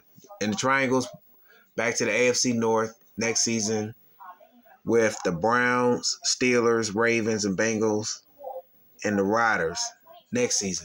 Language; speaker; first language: English; native; English